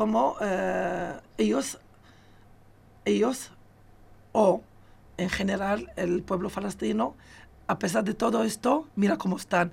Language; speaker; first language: Spanish; non-native, fluent; Arabic